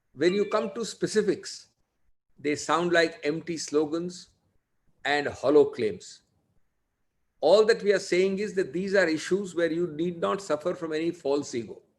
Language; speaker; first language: English; non-native, local second language; Hindi